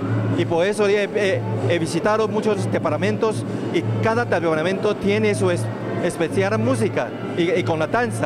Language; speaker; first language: Spanish; non-native, learner; Chinese